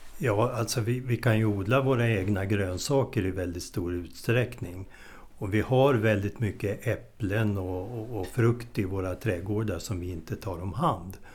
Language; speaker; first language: Swedish; native; Swedish